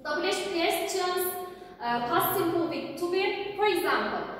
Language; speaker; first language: English; non-native, fluent; Turkish